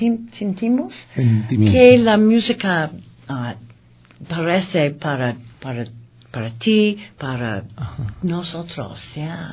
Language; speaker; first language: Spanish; non-native, learner; English